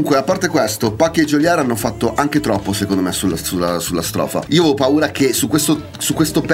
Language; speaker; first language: Italian; native; Italian